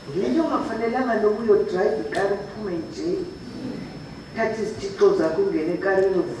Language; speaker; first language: Zulu; non-native, local second language; Xhosa